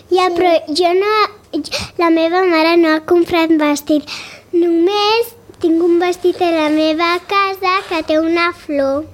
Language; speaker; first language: Catalan; non-native, local second language; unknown